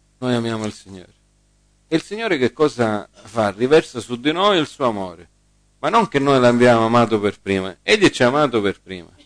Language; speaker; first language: Italian; early bilingual, heritage; English